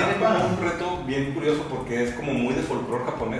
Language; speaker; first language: Spanish; native; Spanish